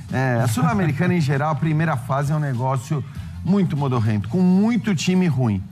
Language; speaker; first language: Portuguese; native; Portuguese